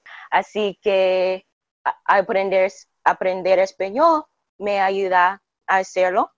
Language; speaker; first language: Spanish; non-native, learner; English